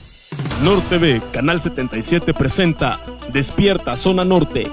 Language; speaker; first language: Spanish; native; Spanish